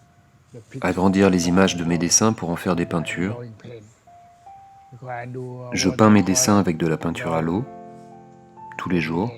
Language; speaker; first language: French; non-native, learner; Thai